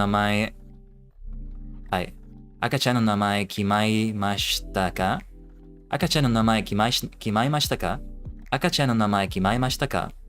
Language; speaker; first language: Japanese; non-native, learner; English